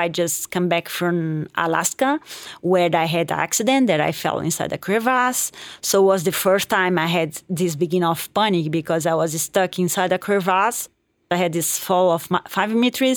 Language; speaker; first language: English; non-native, fluent; Portuguese